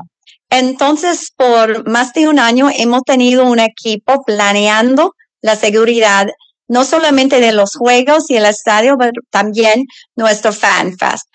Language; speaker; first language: Spanish; non-native, learner; English